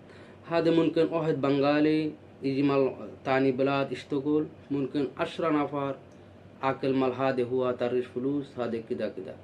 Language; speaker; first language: Arabic; non-native, learner; Bangla